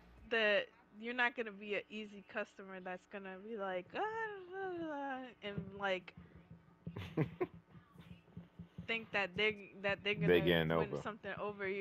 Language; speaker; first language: English; early bilingual, other home language; Spanish